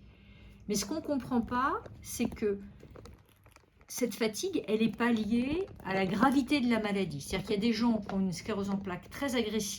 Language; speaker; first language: French; native; French